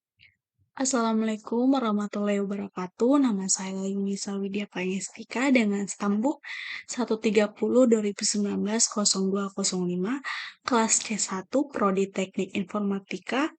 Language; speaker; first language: Indonesian; native; Indonesian